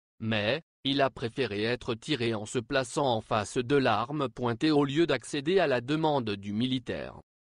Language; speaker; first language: French; non-native, local second language; Lingala